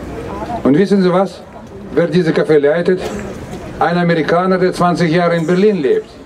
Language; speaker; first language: German; non-native, fluent; Russian